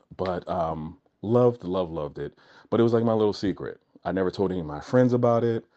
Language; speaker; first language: English; native; English